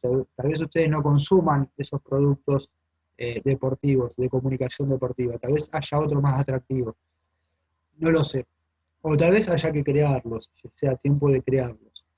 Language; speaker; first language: Spanish; native; Spanish